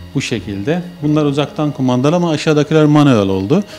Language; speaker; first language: Turkish; native; Turkish